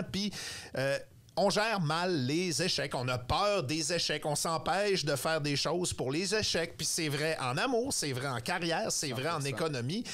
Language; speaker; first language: French; native; French